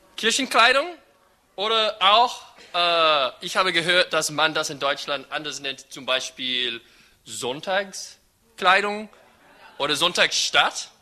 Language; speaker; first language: German; non-native, fluent; English